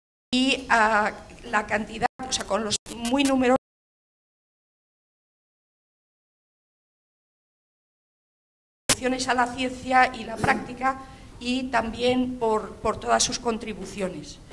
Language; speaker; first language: Spanish; native; Spanish